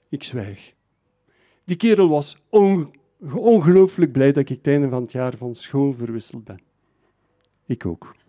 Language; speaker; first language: Dutch; native; Dutch